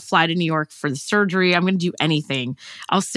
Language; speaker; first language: English; native; English